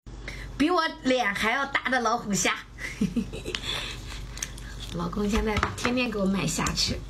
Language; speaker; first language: Chinese; native; Chinese